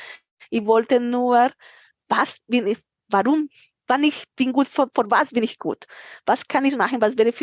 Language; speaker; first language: German; non-native, fluent; Spanish